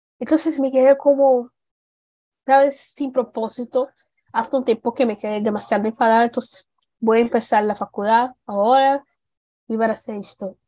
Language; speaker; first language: Spanish; non-native, fluent; Portuguese